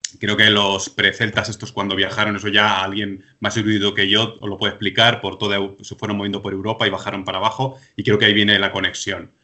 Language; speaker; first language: Spanish; native; Spanish